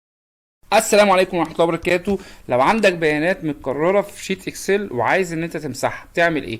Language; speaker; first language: Arabic; native; Arabic